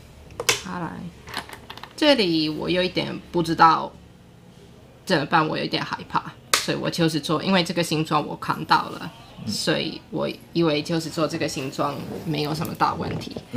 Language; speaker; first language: Chinese; non-native, learner; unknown